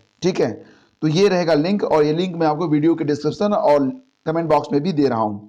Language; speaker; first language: Hindi; native; Hindi